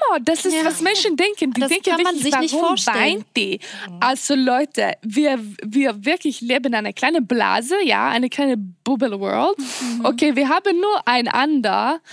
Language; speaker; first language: German; non-native, learner; Swedish